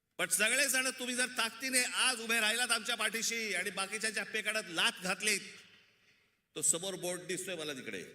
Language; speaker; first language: Marathi; native; Marathi